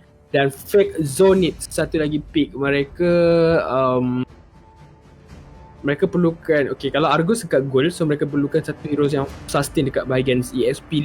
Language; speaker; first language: Malay; native; Malay